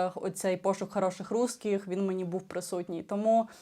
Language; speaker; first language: Ukrainian; non-native, local second language; Russian